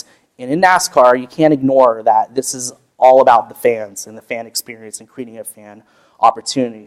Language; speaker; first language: English; native; English